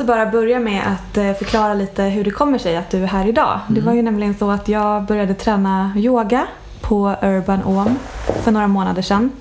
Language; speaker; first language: Swedish; native; Swedish